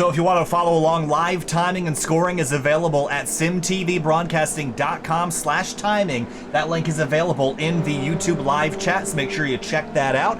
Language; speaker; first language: English; native; English